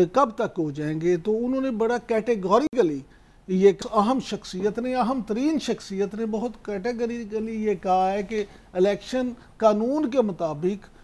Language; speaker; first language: Urdu; native; Urdu